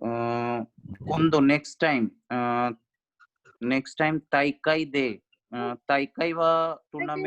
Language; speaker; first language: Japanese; non-native, learner; Hindi